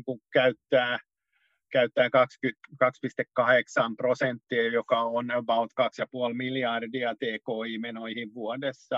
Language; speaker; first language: Finnish; non-native, local second language; Swedish